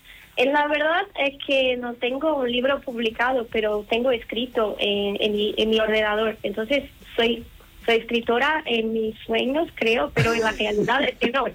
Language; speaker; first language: Spanish; non-native, learner; Portuguese